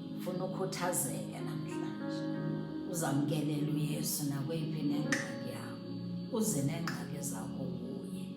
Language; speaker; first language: Xhosa; non-native, local second language; Zulu